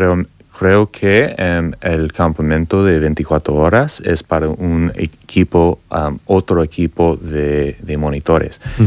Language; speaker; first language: Spanish; non-native, learner; English